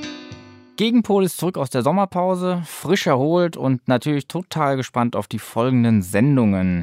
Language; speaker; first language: German; native; German